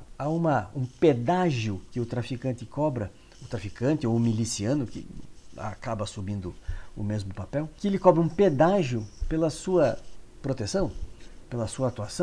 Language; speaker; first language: Portuguese; native; Portuguese